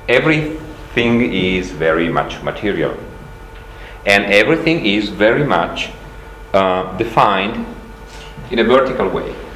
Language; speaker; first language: English; non-native, fluent; Italian